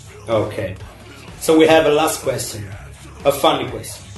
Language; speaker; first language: English; non-native, fluent; Italian